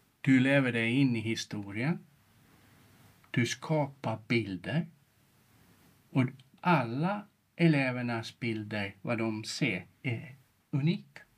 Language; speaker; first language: Swedish; non-native, local second language; Finnish